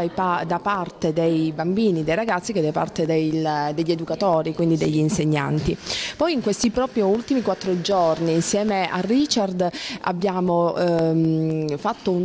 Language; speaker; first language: Italian; native; Italian